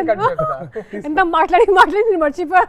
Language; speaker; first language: Telugu; non-native, local second language; Hindi